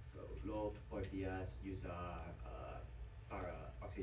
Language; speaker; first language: Spanish; non-native, learner; English